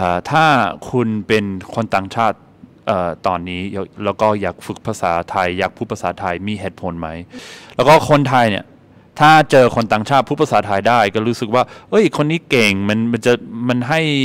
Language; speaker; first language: Thai; non-native, fluent; English